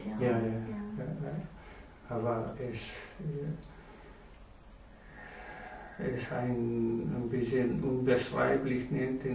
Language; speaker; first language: German; non-native, learner; Spanish